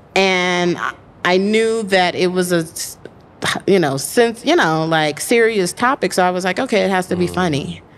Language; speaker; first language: English; native; English